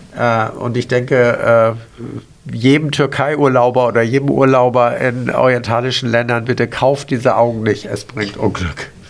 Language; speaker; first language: German; native; German